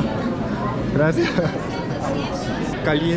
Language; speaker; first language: Spanish; non-native, learner; Korean